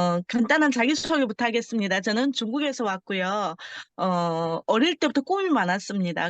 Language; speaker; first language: Korean; early bilingual, heritage; Korean